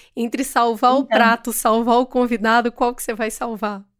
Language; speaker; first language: Portuguese; native; Portuguese